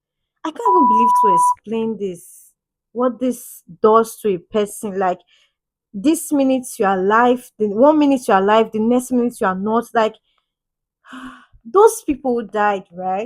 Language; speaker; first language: English; native; English